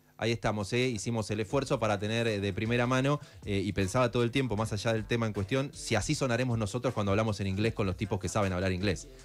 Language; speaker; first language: Spanish; native; Spanish